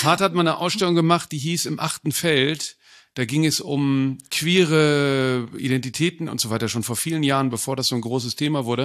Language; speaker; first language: German; native; German